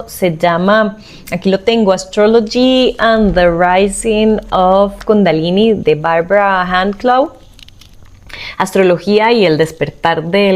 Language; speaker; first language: Spanish; native; Spanish